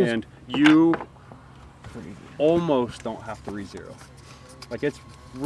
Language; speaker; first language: English; native; English